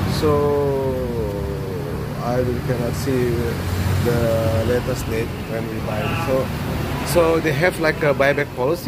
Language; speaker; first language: English; non-native, fluent; Indonesian